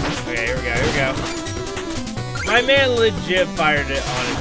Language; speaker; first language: English; native; English